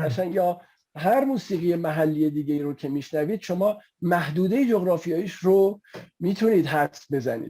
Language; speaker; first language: Persian; native; Persian